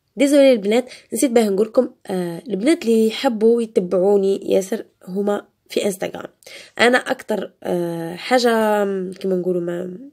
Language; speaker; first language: Arabic; native; Arabic